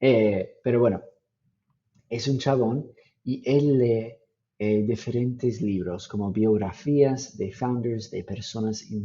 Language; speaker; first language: Spanish; non-native, fluent; English